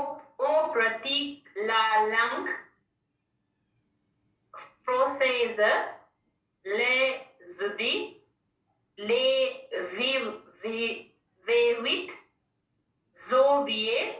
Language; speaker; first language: French; non-native, learner; Hindi